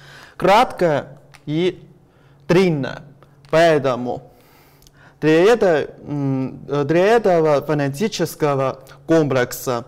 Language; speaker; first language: Russian; non-native, learner; Chinese